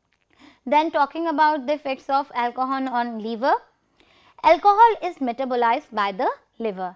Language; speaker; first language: English; non-native, local second language; Hindi